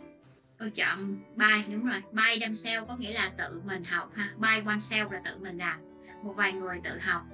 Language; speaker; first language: Vietnamese; native; Vietnamese